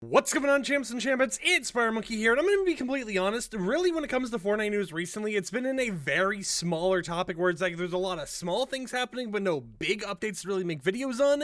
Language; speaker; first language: English; native; English